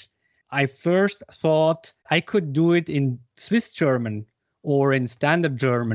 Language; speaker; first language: English; non-native, fluent; Swiss German